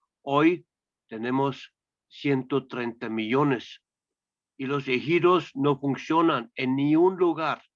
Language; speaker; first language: Spanish; non-native, fluent; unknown